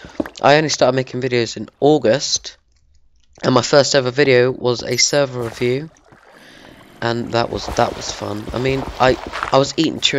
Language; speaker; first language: English; native; English